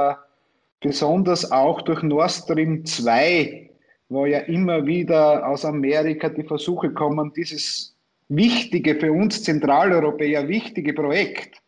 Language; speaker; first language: German; native; German